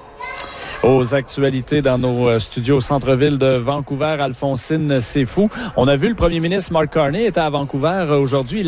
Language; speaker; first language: French; native; French